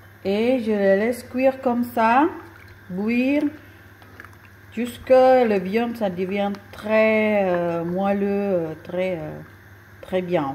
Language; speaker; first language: French; non-native, fluent; Indonesian